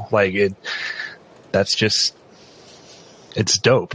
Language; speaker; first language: English; native; English